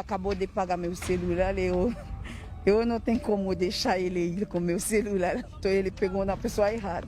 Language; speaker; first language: Portuguese; non-native, learner; Haitian Creole